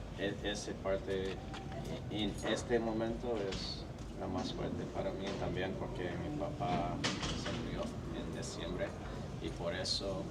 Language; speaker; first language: Spanish; non-native, fluent; English